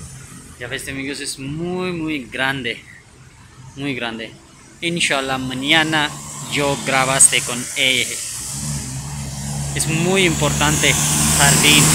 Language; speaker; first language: Spanish; non-native, learner; Urdu